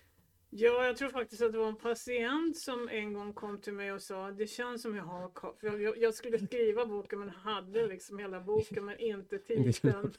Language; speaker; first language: Swedish; native; Swedish